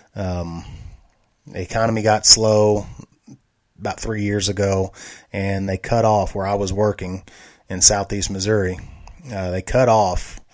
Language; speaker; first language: English; native; English